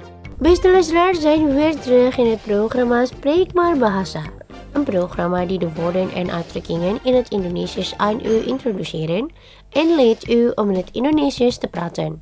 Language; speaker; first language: Dutch; non-native, learner; Indonesian